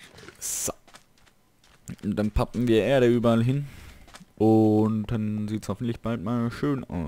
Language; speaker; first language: German; native; German